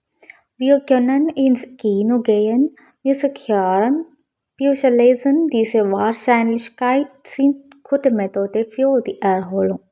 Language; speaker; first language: German; non-native, learner; Malayalam